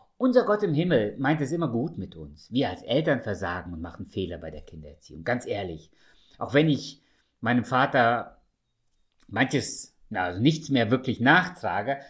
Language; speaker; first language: German; early bilingual, other home language; Russian